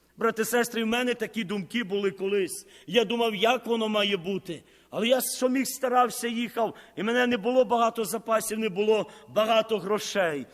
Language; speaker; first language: Ukrainian; native; Ukrainian